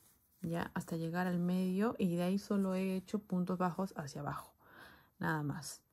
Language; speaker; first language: Spanish; native; Spanish